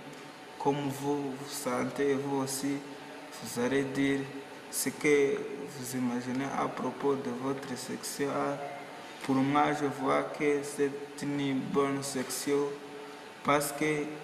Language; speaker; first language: French; non-native, local second language; Kinyarwanda